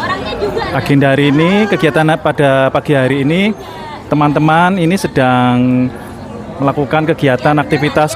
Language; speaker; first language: Indonesian; native; Indonesian